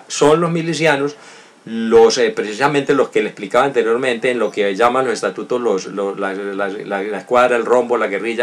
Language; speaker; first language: Spanish; native; Spanish